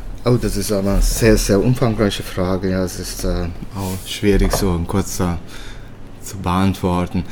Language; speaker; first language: German; early bilingual, other home language; Italian